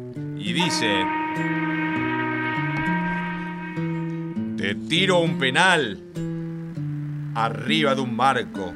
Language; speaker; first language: Spanish; native; Spanish